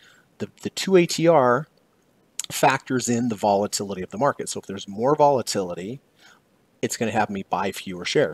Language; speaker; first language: English; native; English